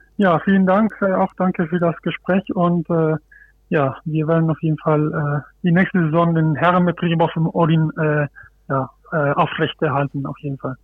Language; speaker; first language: German; non-native, fluent; Spanish